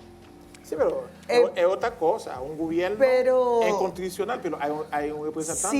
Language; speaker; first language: Spanish; non-native, learner; Haitian Creole